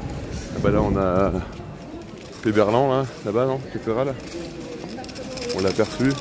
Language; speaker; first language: French; native; French